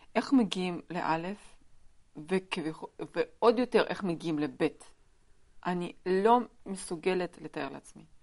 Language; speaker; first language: Hebrew; non-native, fluent; Russian